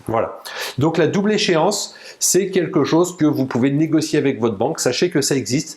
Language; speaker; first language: French; native; French